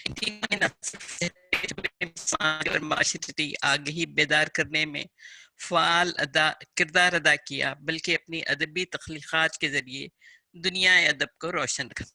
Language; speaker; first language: Urdu; native; Urdu